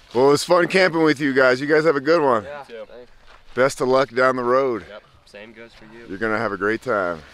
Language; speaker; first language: English; native; English